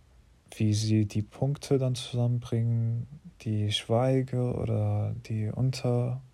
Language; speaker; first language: German; non-native, fluent; English